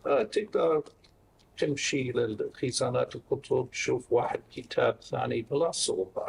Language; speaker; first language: Arabic; non-native, fluent; English